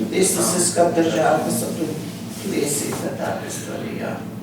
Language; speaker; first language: Slovenian; early bilingual, heritage; Slovenian